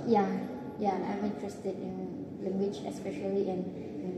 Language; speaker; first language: English; non-native, learner; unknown